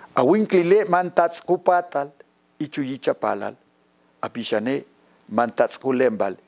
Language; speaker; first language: Spanish; non-native, local second language; Yucateco